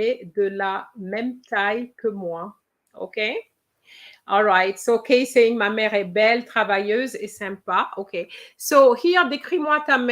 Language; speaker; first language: French; non-native, fluent; English